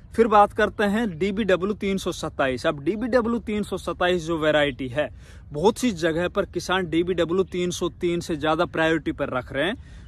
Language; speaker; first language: Hindi; native; Hindi